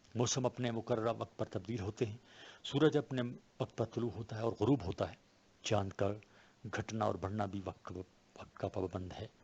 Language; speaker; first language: Urdu; non-native, local second language; Pashto